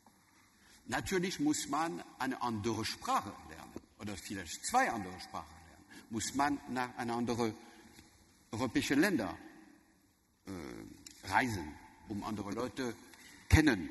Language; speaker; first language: German; non-native, learner; French